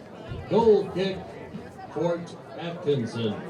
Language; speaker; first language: English; native; English